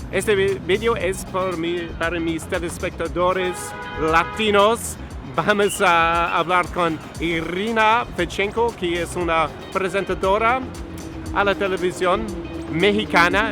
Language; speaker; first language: Spanish; non-native, fluent; English